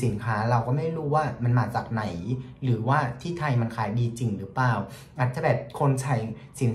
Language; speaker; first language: Thai; non-native, fluent; Vietnamese